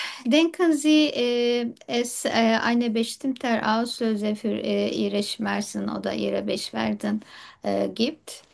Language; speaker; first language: German; non-native, learner; Turkish